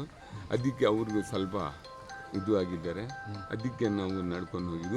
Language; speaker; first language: Kannada; non-native, local second language; Urdu